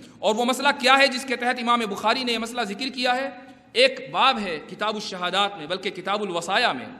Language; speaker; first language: Urdu; native; Urdu